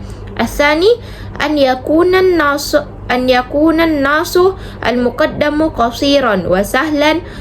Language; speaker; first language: Arabic; non-native, learner; Indonesian